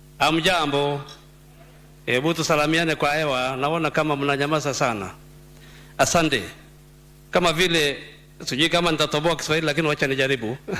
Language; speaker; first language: Swahili; non-native, local second language; Masai